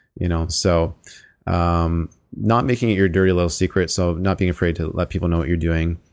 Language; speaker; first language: English; native; English